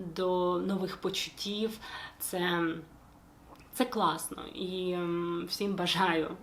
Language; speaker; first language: Ukrainian; non-native, local second language; Russian